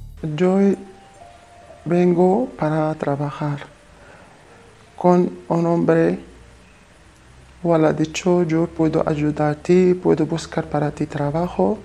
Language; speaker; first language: Spanish; non-native, learner; French